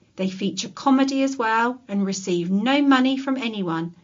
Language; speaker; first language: English; native; English